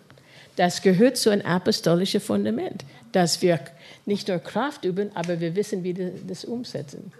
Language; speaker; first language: German; non-native, fluent; English